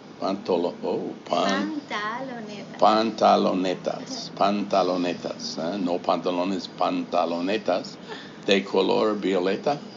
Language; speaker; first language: Spanish; non-native, fluent; English